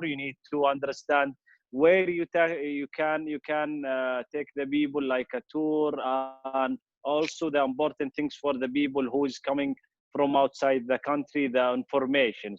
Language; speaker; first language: English; non-native, fluent; Arabic